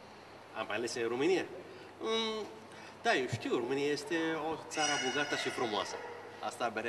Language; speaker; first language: Romanian; non-native, learner; Arabic